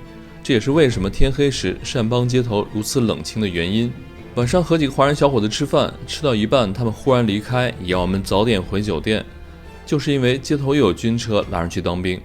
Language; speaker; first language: Chinese; native; Chinese